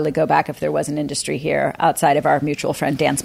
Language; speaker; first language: English; native; English